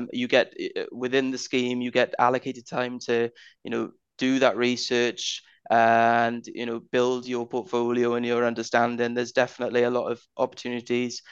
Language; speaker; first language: English; native; English